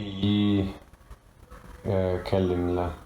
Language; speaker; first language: Turkish; non-native, learner; English